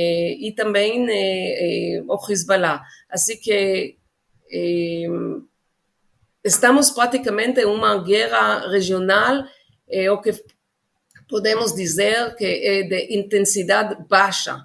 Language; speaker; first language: Portuguese; non-native, fluent; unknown